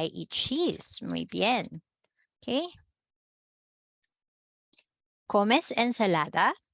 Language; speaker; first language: Spanish; non-native, fluent; Filipino